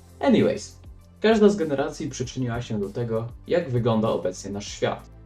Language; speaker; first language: Polish; native; Polish